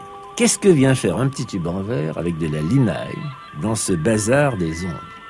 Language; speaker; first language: French; native; French